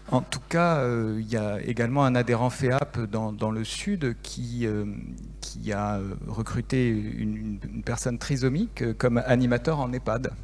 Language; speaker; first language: French; native; French